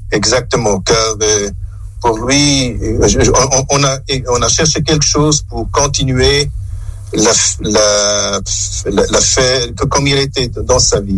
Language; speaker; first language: French; non-native, local second language; German